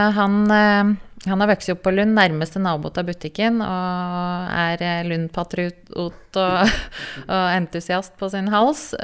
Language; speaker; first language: Norwegian; native; Norwegian